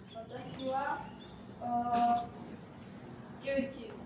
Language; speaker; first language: Japanese; non-native, learner; Indonesian